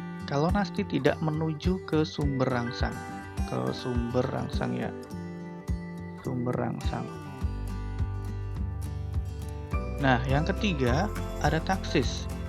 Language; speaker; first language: Indonesian; native; Indonesian